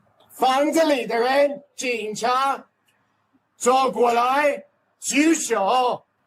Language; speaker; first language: Chinese; non-native, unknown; English